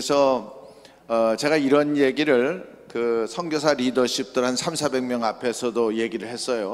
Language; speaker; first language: Korean; native; Korean